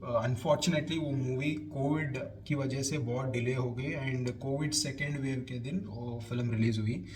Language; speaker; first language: Hindi; non-native, local second language; Telugu